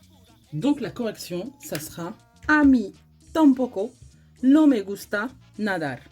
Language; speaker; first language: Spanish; non-native, fluent; French